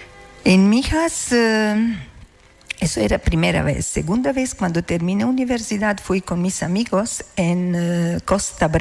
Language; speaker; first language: Spanish; non-native, learner; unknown